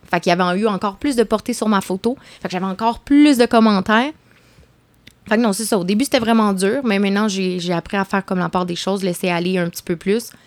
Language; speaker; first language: French; native; French